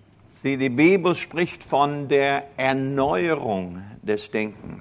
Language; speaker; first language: German; non-native, fluent; English